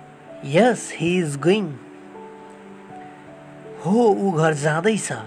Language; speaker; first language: English; non-native, learner; Nepali